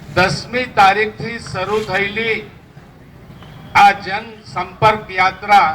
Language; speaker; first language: Gujarati; native; Gujarati